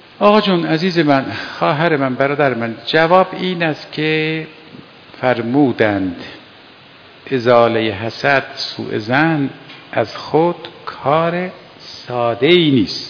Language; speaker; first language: Persian; native; Persian